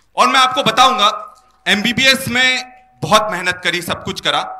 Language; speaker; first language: Hindi; native; Hindi